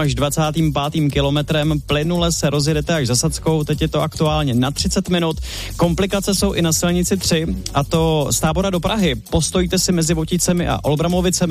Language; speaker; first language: Czech; native; Czech